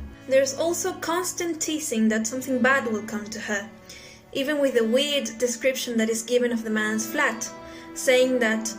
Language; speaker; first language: English; non-native, fluent; Spanish